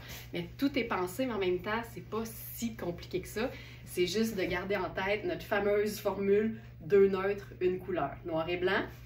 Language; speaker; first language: French; native; French